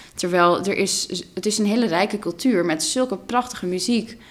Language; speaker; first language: Dutch; non-native, local second language; Russian